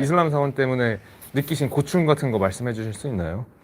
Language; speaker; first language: Korean; native; Korean